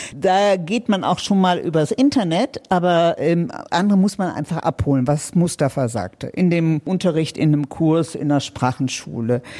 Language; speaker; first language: German; native; German